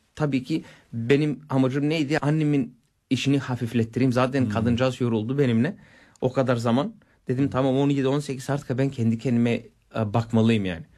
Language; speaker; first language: Turkish; non-native, fluent; Bulgarian